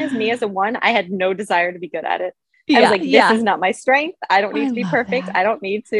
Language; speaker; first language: English; native; English